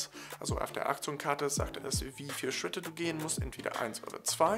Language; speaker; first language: German; non-native, fluent; English